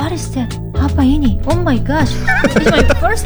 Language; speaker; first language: English; non-native, learner; Korean